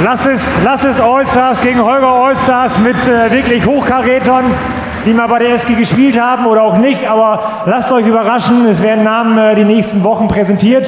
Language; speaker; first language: German; native; German